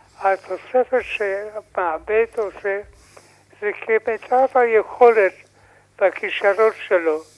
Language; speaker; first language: Hebrew; non-native, fluent; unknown